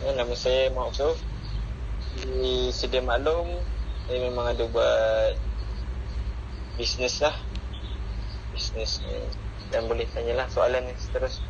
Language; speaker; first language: Malay; native; Malay